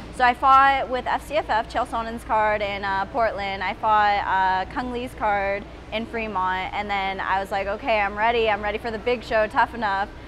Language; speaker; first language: English; native; English